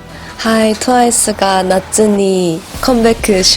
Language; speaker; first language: Japanese; non-native, learner; Korean